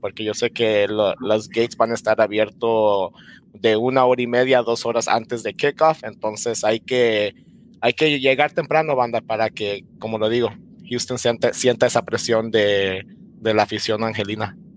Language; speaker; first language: Spanish; early bilingual, heritage; Spanish